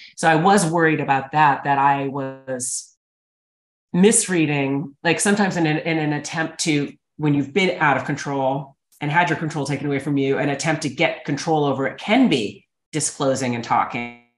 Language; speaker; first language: English; native; English